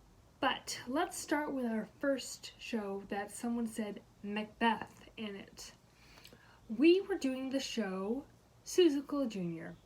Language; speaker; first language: English; native; English